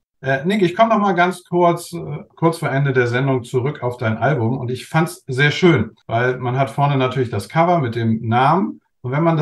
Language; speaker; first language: German; native; German